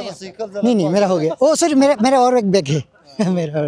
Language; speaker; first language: Hindi; non-native, local second language; Bangla